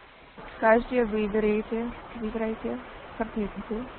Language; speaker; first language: Russian; non-native, learner; English